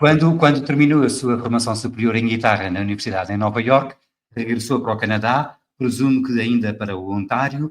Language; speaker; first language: Portuguese; native; Portuguese